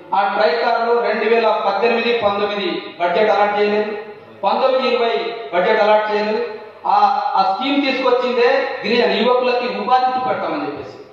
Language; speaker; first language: Telugu; non-native, local second language; Lambadi